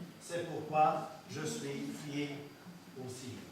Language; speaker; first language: French; non-native, learner; German